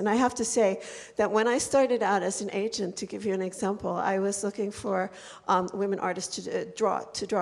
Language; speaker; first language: English; non-native, learner; French